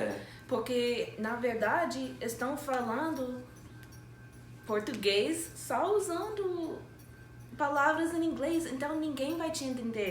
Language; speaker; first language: Portuguese; non-native, fluent; English